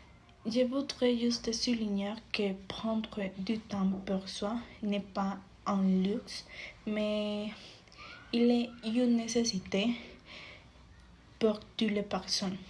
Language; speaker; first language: French; non-native, fluent; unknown